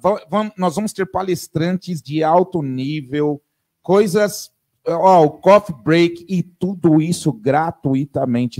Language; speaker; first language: Portuguese; native; Portuguese